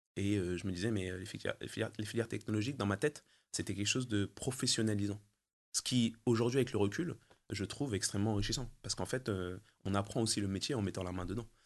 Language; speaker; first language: French; early bilingual, other home language; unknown